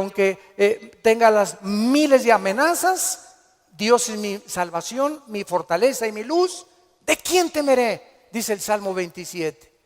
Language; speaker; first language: Spanish; native; Spanish